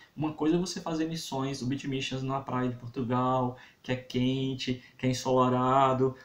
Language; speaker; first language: Portuguese; native; Portuguese